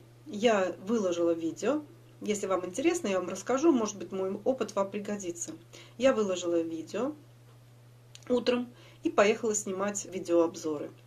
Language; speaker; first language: Russian; native; Russian